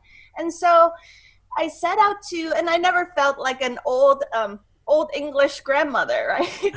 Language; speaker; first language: English; non-native, local second language; Cantonese